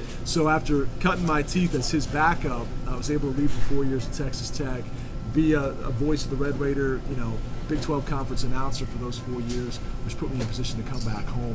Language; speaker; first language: English; native; English